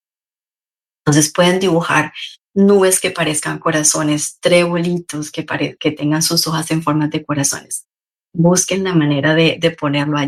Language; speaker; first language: Spanish; native; Spanish